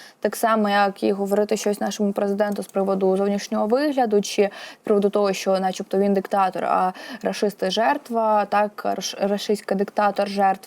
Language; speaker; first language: Ukrainian; native; Ukrainian